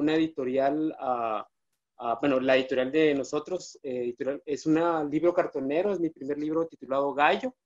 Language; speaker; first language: Spanish; native; Spanish